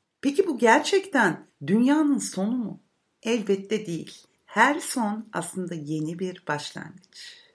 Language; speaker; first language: Turkish; native; Turkish